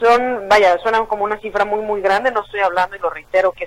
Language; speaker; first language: Spanish; native; Spanish